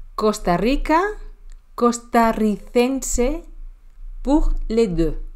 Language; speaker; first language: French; non-native, fluent; Spanish